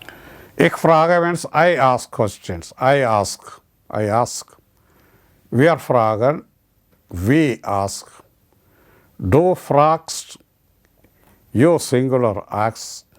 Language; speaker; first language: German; non-native, learner; Malayalam